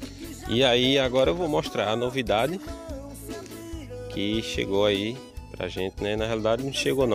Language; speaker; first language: Portuguese; native; Portuguese